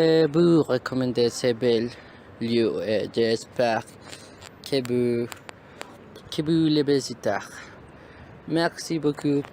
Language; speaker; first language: French; non-native, learner; Spanish